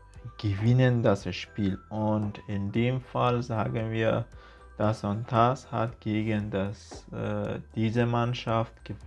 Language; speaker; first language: German; non-native, fluent; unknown